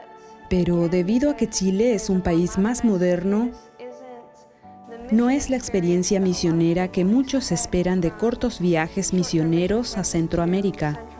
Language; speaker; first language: Spanish; non-native, fluent; English